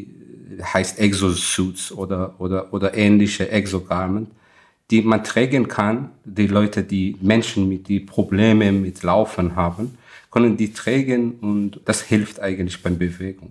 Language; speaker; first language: German; non-native, fluent; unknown